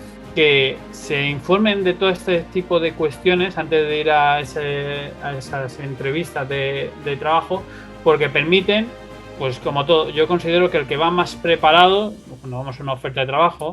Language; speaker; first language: Spanish; native; Spanish